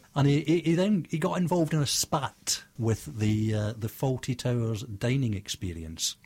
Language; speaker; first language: English; native; English